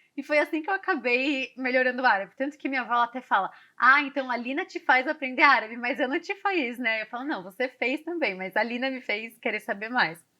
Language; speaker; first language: Portuguese; native; Portuguese